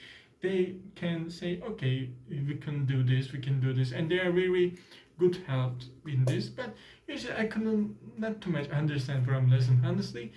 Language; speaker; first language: English; non-native, learner; Turkish